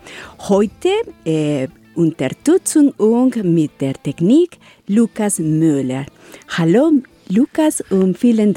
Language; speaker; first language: German; non-native, learner; Spanish